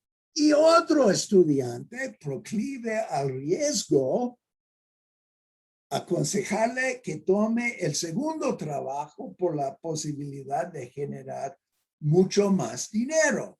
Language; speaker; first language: Spanish; non-native, fluent; English